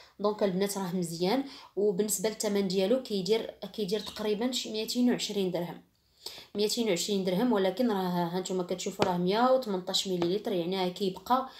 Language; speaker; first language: Arabic; native; Arabic